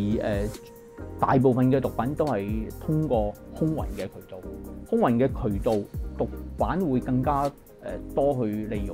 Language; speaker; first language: Cantonese; native; Cantonese